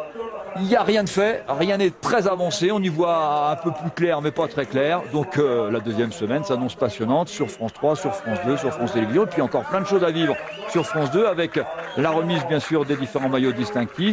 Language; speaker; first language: French; native; French